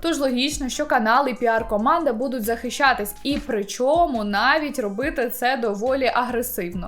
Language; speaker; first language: Ukrainian; native; Ukrainian